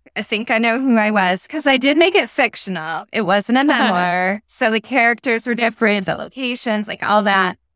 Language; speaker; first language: English; native; English